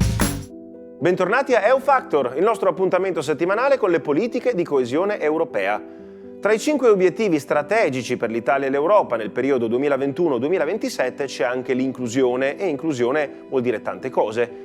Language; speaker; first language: Italian; native; Italian